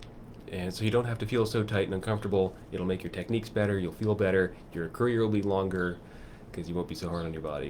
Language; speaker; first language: English; native; English